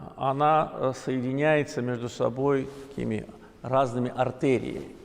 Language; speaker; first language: Russian; non-native, local second language; Azerbaijani